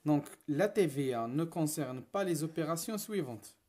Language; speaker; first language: French; non-native, local second language; Arabic